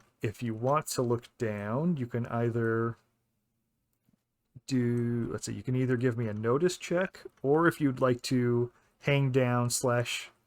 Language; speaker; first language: English; native; English